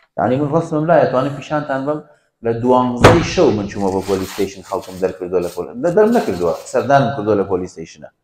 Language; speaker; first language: Central Kurdish; native; Central Kurdish